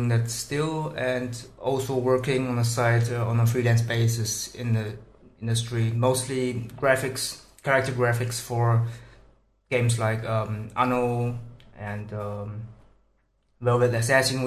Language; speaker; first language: English; non-native, fluent; Chinese